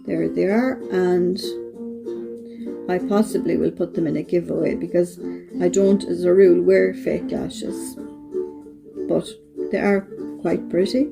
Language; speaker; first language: English; native; English